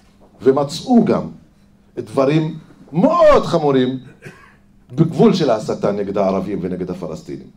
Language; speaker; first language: Hebrew; non-native, fluent; Arabic